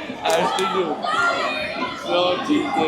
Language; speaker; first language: French; native; French